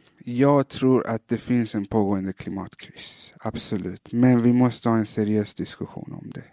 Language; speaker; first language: Swedish; early bilingual, other home language; Persian